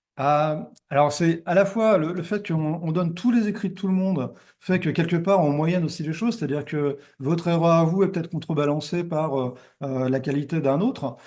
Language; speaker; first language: French; native; French